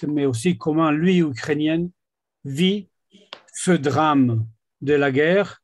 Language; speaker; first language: French; non-native, fluent; Italian